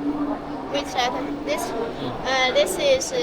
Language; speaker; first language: English; non-native, learner; Chinese